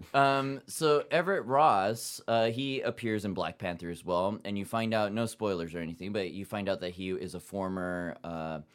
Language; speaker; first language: English; early bilingual, other home language; Japanese